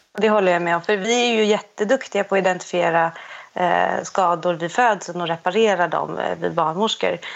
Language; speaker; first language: Swedish; native; Swedish